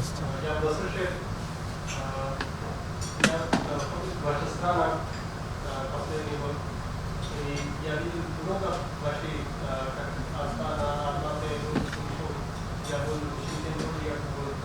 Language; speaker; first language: Russian; non-native, learner; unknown